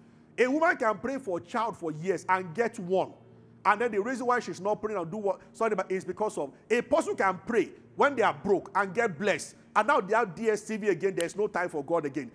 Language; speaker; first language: English; non-native, local second language; Yoruba